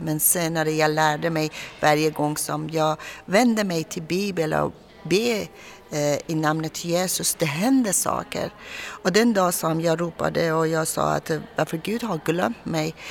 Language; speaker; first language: Swedish; non-native, fluent; Persian